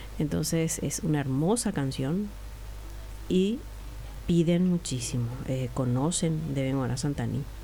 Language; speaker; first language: Spanish; non-native, local second language; Guarani